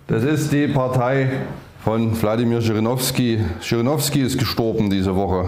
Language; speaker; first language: German; native; German